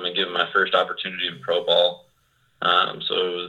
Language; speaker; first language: English; native; English